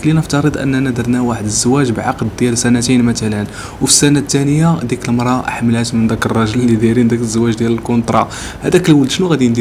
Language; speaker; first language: Arabic; native; Arabic